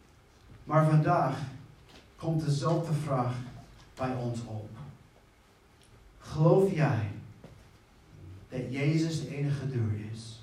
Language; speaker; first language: Dutch; non-native, fluent; English